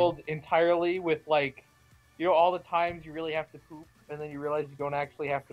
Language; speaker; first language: English; native; English